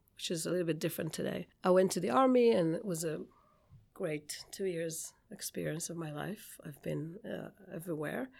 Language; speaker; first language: English; non-native, fluent; Hebrew